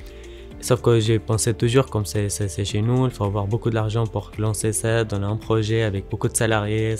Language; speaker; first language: French; non-native, learner; Arabic